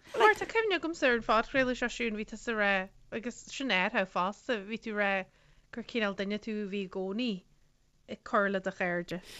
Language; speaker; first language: Irish; native; Irish